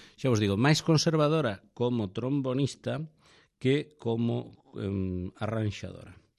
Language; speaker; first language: Galician; native; Galician